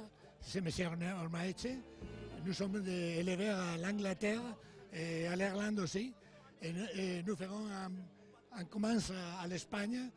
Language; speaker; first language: French; non-native, learner; Spanish